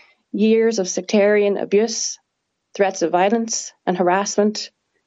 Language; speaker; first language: English; native; English